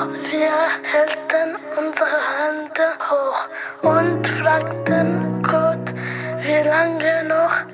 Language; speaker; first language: German; non-native, learner; Arabic